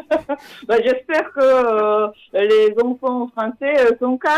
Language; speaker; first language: French; non-native, fluent; Japanese